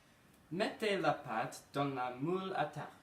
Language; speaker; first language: French; non-native, learner; English